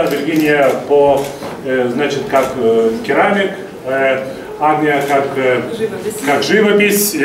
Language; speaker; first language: Russian; non-native, fluent; Lithuanian